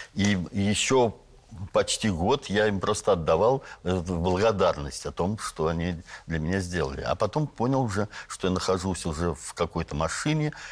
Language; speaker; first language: Russian; native; Russian